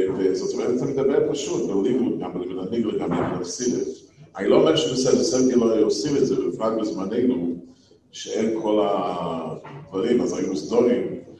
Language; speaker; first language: Hebrew; non-native, fluent; English